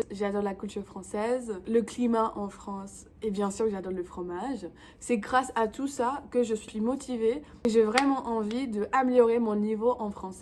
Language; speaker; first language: French; non-native, fluent; English